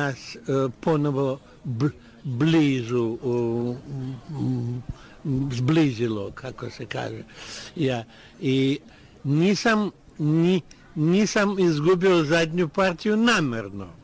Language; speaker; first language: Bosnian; non-native, learner; Russian